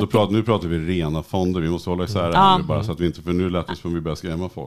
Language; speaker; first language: Swedish; native; Swedish